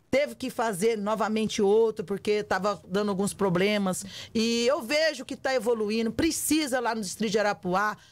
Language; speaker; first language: Portuguese; native; Portuguese